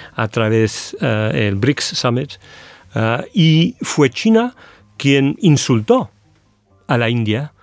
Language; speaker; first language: Spanish; non-native, fluent; English